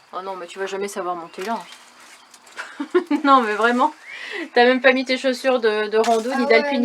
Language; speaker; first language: French; native; French